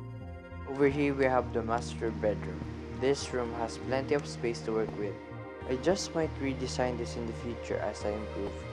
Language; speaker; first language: English; non-native, local second language; Filipino